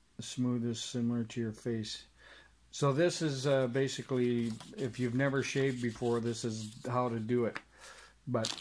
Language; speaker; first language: English; native; English